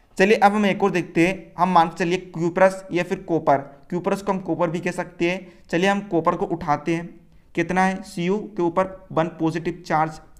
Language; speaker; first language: Hindi; native; Hindi